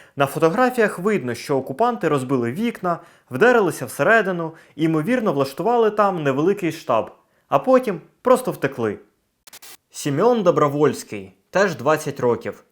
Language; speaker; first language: Ukrainian; native; Ukrainian